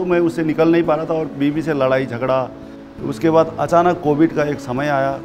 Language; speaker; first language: Hindi; early bilingual, other home language; Nepali